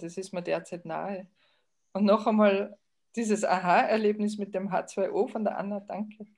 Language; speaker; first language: German; native; German